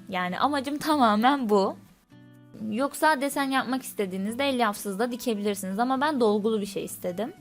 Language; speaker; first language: Turkish; native; Turkish